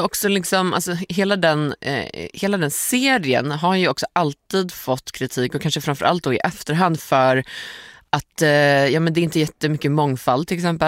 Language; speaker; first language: Swedish; native; Swedish